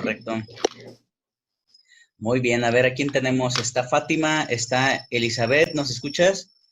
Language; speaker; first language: Spanish; native; Spanish